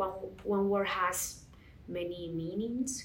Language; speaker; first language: English; non-native, learner; Spanish